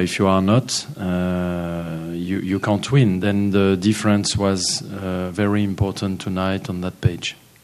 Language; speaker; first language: English; non-native, fluent; French